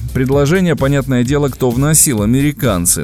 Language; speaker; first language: Russian; native; Russian